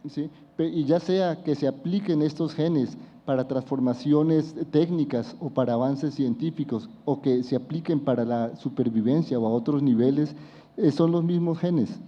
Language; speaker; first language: Spanish; native; Spanish